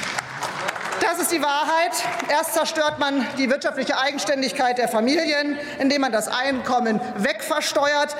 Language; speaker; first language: German; native; German